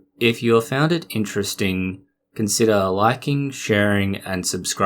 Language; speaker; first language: English; native; English